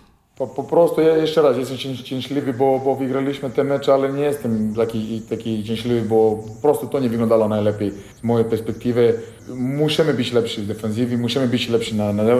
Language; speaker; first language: Polish; non-native, fluent; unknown